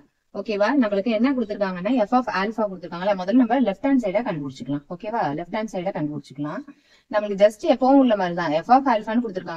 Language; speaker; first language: Tamil; native; Tamil